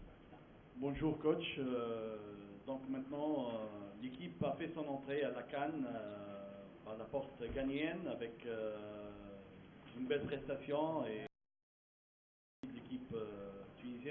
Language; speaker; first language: French; non-native, local second language; Arabic